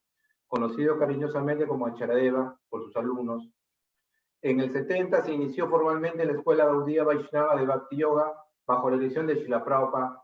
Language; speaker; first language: Spanish; native; Spanish